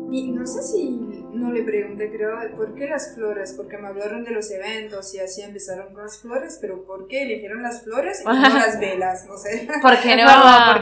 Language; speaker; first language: Spanish; non-native, fluent; French